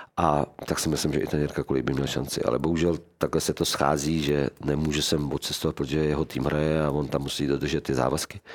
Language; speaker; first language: Czech; native; Czech